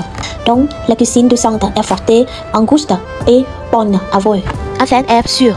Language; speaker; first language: French; non-native, learner; Vietnamese